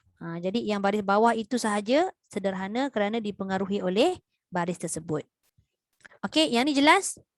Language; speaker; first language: Malay; native; Malay